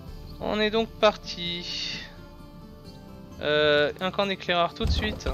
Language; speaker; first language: French; native; French